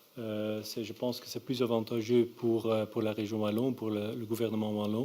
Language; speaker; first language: French; non-native, local second language; Dutch